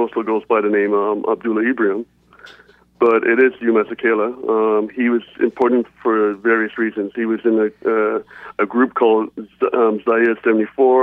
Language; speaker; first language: English; native; English